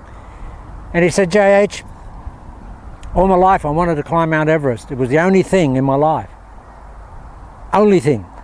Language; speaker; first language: English; native; English